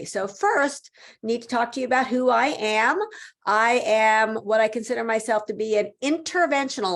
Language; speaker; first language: English; native; English